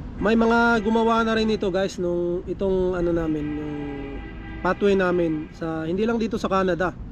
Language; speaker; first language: Filipino; native; Filipino